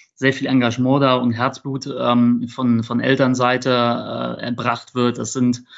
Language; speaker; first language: German; native; German